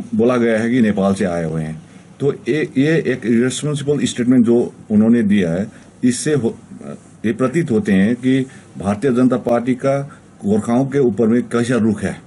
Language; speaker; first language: Hindi; non-native, local second language; Nepali